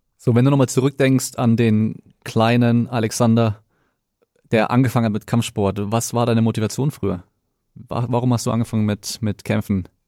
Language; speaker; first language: German; native; German